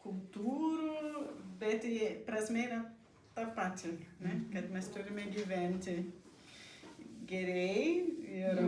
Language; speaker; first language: Lithuanian; non-native, learner; Portuguese